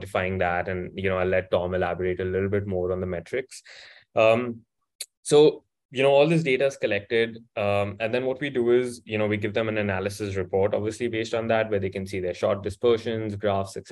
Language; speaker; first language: English; non-native, local second language; Hindi